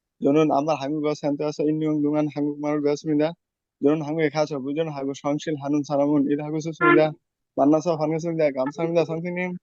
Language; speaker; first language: Korean; non-native, learner; Bangla